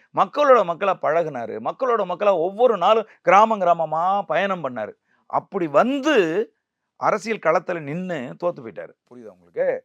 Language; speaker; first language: Tamil; native; Tamil